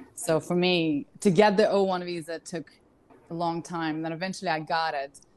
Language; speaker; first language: English; non-native, fluent; Russian